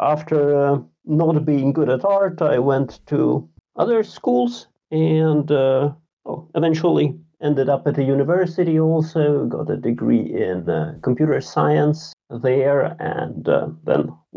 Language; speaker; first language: English; non-native, fluent; Latvian